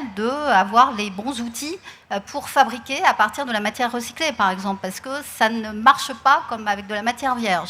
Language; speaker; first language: French; native; French